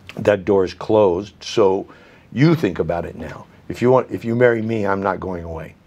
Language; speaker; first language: English; native; English